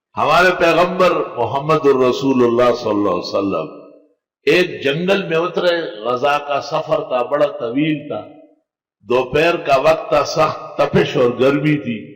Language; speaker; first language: Urdu; non-native, local second language; Pashto